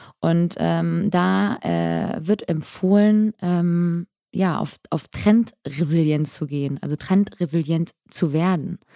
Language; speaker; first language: German; early bilingual, other home language; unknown